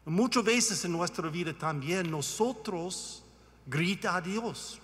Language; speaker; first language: Spanish; non-native, learner; English